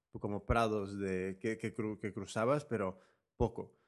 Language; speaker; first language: Spanish; native; Spanish